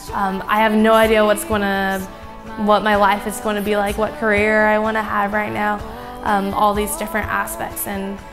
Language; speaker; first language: English; native; English